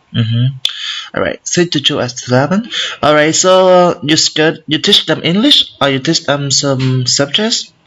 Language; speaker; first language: English; non-native, learner; Vietnamese